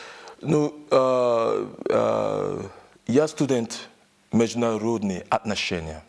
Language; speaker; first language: Russian; non-native, learner; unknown